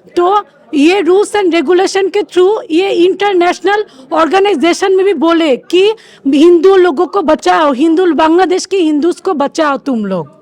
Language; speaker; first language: Hindi; non-native, fluent; Bangla